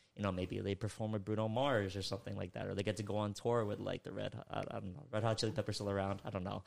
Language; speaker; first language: English; early bilingual, other home language; Filipino